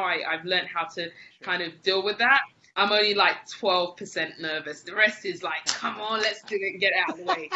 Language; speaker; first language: English; native; English